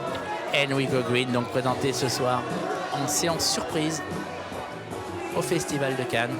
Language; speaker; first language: French; native; French